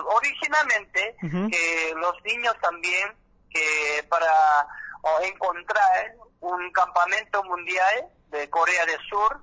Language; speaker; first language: Spanish; non-native, learner; Korean